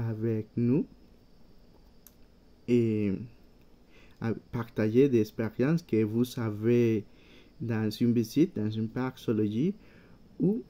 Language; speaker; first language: French; non-native, learner; Spanish